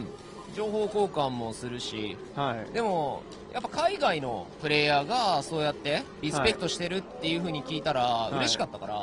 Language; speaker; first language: Japanese; native; Japanese